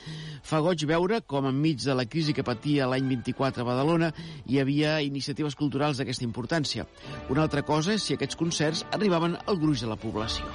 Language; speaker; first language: Catalan; native; Catalan